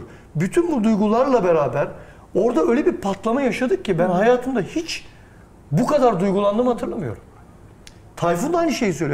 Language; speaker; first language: Turkish; native; Turkish